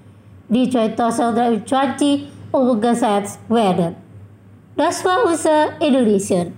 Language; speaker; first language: German; non-native, learner; Indonesian